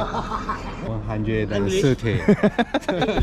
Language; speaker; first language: English; non-native, learner; Chinese